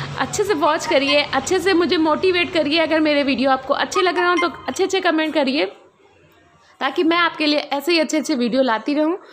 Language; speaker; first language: Hindi; native; Hindi